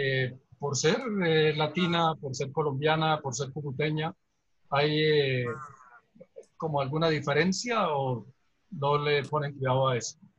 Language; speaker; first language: Spanish; native; Spanish